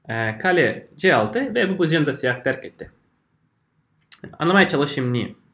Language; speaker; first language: Turkish; non-native, fluent; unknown